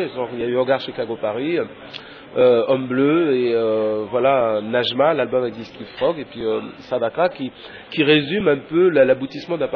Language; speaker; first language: French; early bilingual, other home language; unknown